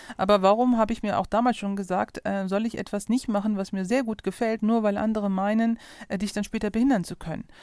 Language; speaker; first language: German; early bilingual, other home language; Turkish